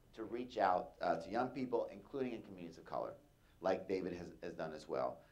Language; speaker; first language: English; native; English